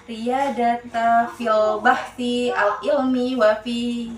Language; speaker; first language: Arabic; non-native, learner; Indonesian